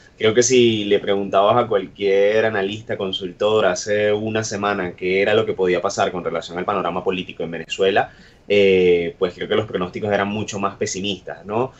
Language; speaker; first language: Spanish; native; Spanish